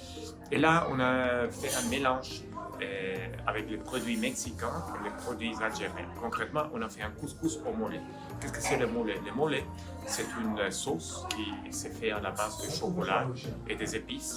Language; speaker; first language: French; non-native, fluent; Spanish